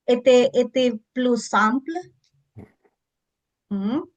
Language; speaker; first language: French; non-native, learner; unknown